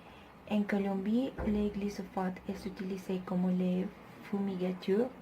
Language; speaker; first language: French; non-native, learner; Spanish